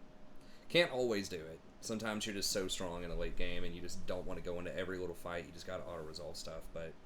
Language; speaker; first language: English; native; English